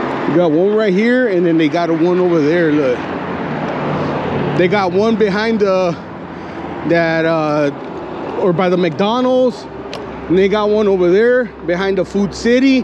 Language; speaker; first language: English; early bilingual, other home language; Spanish